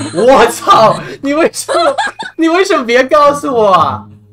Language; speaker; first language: Chinese; non-native, fluent; English